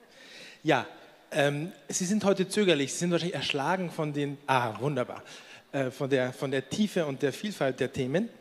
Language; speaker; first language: German; native; German